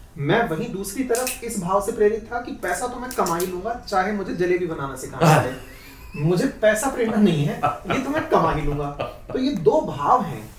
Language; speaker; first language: Hindi; native; Hindi